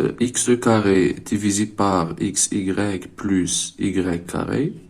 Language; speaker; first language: French; non-native, local second language; Arabic